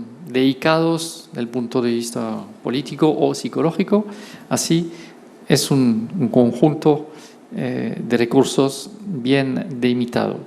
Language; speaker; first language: Spanish; non-native, fluent; French